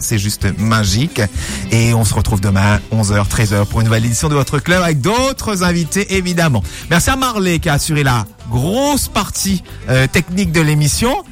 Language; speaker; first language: French; non-native, local second language; Morisyen